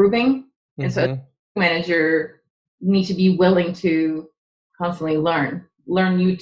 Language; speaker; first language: English; non-native, fluent; Czech